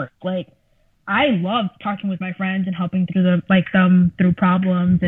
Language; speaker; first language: English; early bilingual, other home language; Spanish